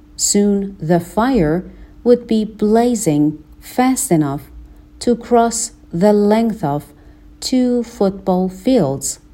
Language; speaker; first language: English; non-native, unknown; Persian